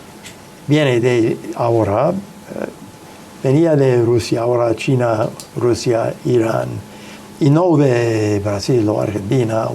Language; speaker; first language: Spanish; non-native, fluent; English